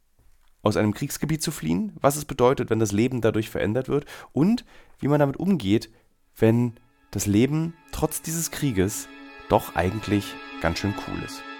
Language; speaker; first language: German; native; German